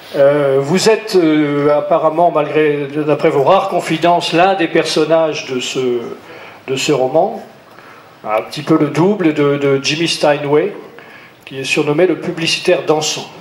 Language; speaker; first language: French; native; French